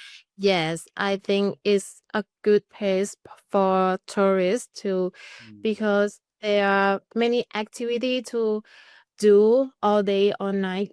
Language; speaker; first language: English; non-native, learner; Thai